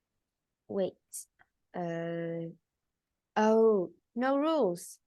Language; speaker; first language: English; non-native, learner; Vietnamese